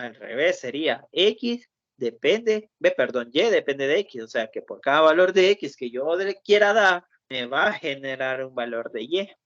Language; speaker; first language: Spanish; native; Spanish